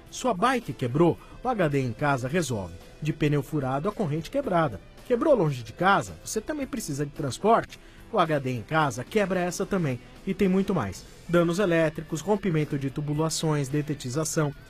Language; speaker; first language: Portuguese; native; Portuguese